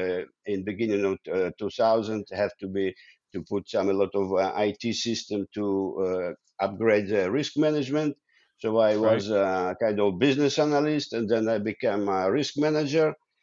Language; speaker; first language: English; non-native, fluent; Ukrainian